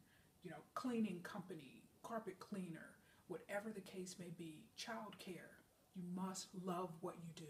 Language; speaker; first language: English; native; English